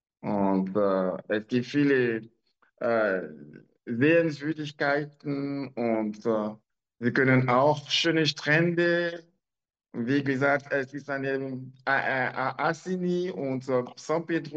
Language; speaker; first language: German; non-native, learner; French